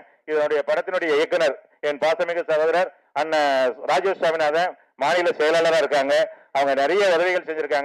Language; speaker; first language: Tamil; native; Tamil